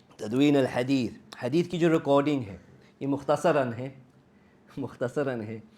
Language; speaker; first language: Urdu; early bilingual, heritage; Urdu